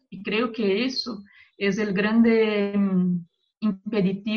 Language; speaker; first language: Spanish; non-native, fluent; Portuguese